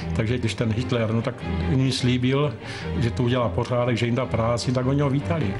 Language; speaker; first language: Czech; native; Czech